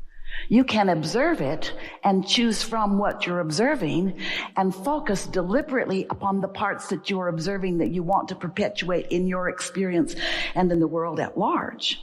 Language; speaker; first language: English; native; English